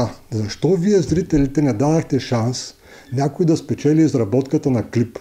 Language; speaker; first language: Bulgarian; native; Bulgarian